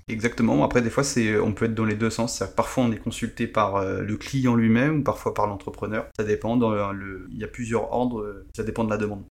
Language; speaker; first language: French; early bilingual, other home language; Portuguese